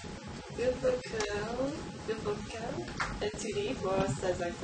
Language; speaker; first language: French; non-native, learner; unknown